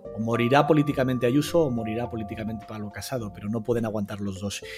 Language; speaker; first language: Spanish; native; Spanish